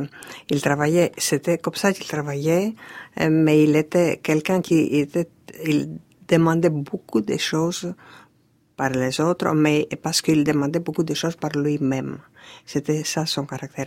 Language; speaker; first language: French; non-native, fluent; Greek